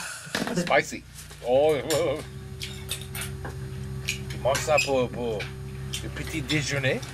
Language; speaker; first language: French; non-native, learner; English